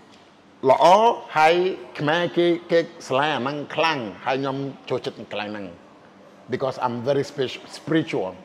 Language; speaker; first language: Khmer; non-native, fluent; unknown